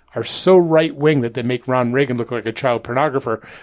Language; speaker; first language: English; native; English